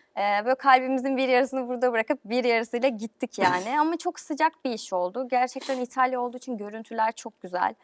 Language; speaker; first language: Turkish; native; Turkish